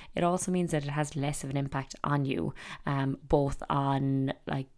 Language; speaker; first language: English; native; English